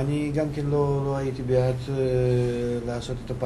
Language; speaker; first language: Hebrew; non-native, fluent; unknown